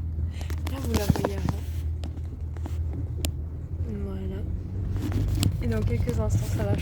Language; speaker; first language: French; native; French